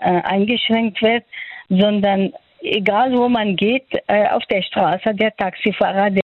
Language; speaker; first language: German; non-native, fluent; Persian